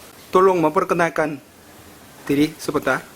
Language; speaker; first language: Indonesian; non-native, learner; Korean